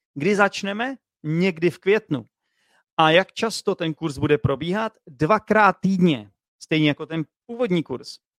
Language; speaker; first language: Czech; native; Czech